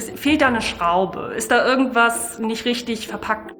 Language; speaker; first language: German; native; German